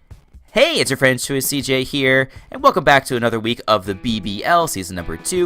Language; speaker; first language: English; native; English